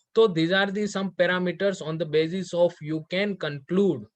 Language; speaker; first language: English; non-native, local second language; Gujarati